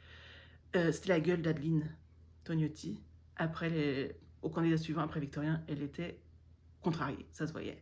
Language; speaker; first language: French; native; French